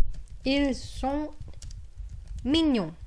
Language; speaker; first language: French; non-native, fluent; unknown